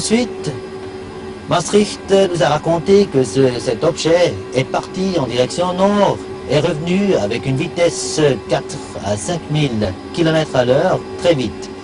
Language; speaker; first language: French; non-native, local second language; German